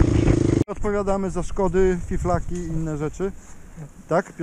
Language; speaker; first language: Polish; native; Polish